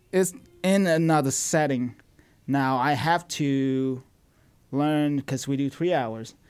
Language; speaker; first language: English; non-native, fluent; Vietnamese